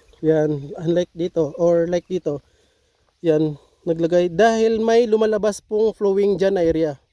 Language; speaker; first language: Filipino; non-native, local second language; Hiligaynon